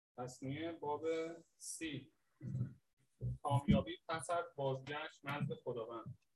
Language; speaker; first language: Persian; native; Persian